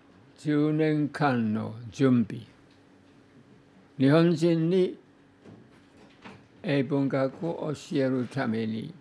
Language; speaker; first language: Japanese; non-native, fluent; English